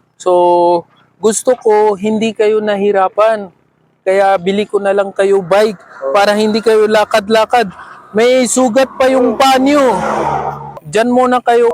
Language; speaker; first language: Filipino; non-native, learner; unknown